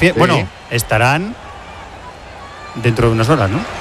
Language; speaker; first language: Spanish; native; Spanish